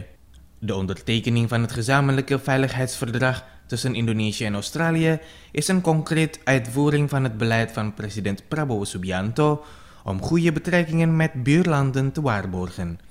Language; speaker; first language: Dutch; non-native, fluent; Indonesian